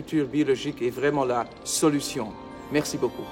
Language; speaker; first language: French; non-native, learner; Dutch